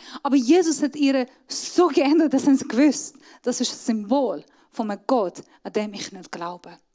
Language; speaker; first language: German; non-native, fluent; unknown